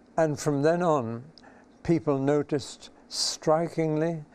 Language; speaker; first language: English; native; English